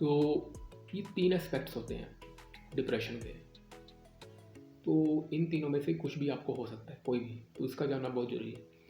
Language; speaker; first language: Hindi; non-native, local second language; Punjabi